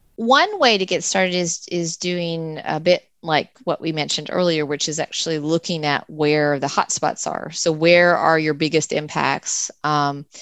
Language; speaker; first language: English; native; English